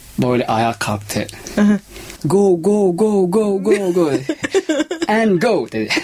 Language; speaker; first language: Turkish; non-native, fluent; Somali